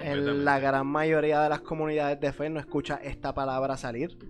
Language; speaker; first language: Spanish; native; Spanish